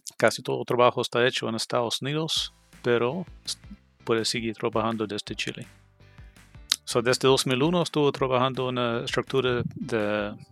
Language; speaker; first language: Spanish; non-native, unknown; English